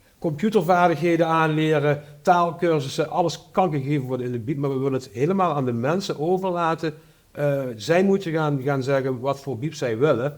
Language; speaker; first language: Dutch; native; Dutch